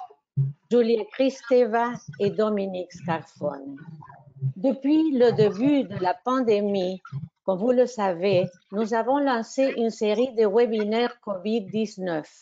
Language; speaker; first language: French; non-native, fluent; Spanish